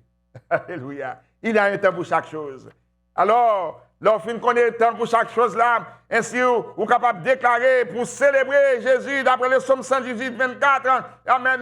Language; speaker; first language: French; non-native, local second language; Haitian Creole